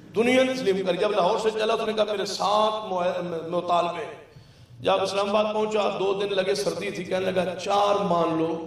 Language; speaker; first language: Urdu; non-native, local second language; Punjabi